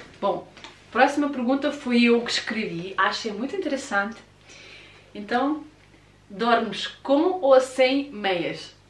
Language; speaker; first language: Portuguese; early bilingual, other home language; Russian